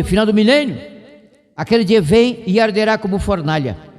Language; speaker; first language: Portuguese; native; Portuguese